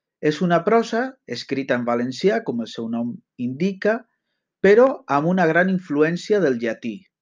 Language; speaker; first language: Catalan; native; Catalan